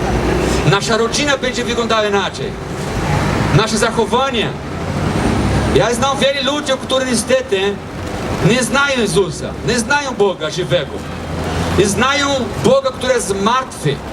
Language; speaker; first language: Polish; non-native, fluent; Portuguese